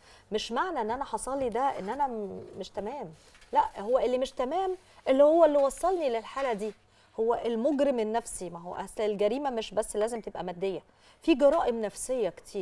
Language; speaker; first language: Arabic; native; Arabic